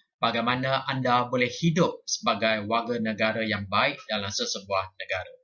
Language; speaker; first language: Malay; non-native, local second language; Chinese